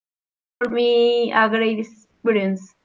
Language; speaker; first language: English; non-native, learner; Spanish